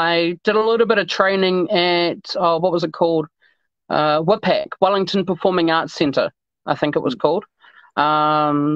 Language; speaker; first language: English; native; English